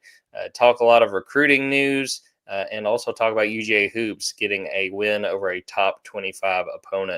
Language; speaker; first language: English; native; English